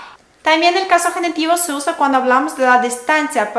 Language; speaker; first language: Spanish; non-native, fluent; Russian